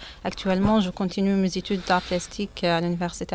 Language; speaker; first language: French; non-native, fluent; Arabic